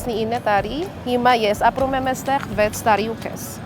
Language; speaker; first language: Armenian; non-native, learner; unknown